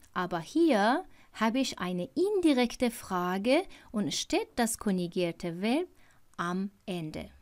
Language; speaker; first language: German; non-native, fluent; Persian